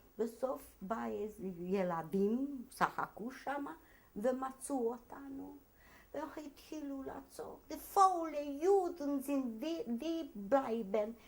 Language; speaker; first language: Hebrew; non-native, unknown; Hungarian